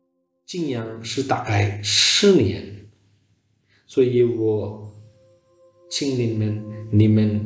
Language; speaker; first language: Chinese; non-native, learner; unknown